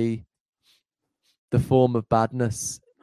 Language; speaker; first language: English; native; English